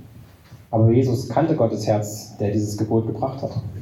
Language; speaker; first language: German; native; German